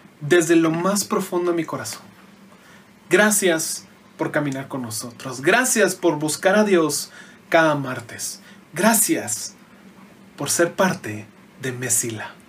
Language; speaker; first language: Spanish; native; Spanish